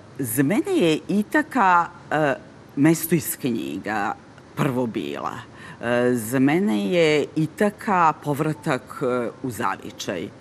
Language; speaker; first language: Serbian; native; Serbian